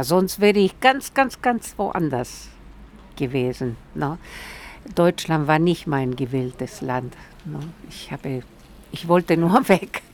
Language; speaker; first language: German; non-native, fluent; Spanish